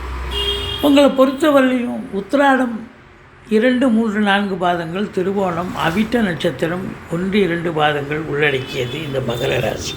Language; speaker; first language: Tamil; native; Tamil